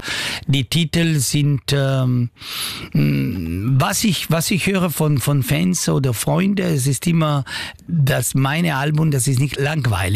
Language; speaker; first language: German; non-native, learner; Italian